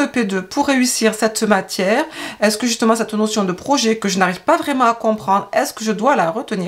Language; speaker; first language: French; native; French